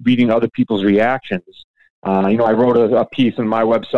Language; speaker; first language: English; native; English